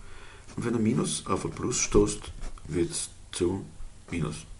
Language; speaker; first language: German; native; German